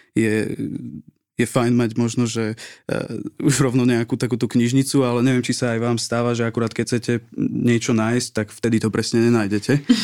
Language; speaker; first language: Slovak; native; Slovak